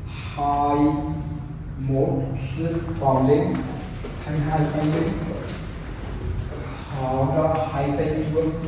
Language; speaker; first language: Vietnamese; non-native, learner; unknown